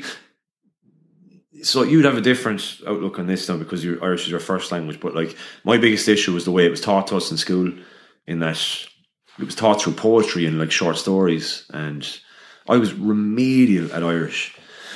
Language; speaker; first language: English; native; English